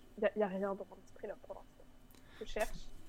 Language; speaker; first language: French; native; French